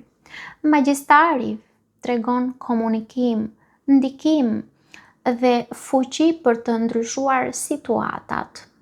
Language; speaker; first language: Albanian; native; Albanian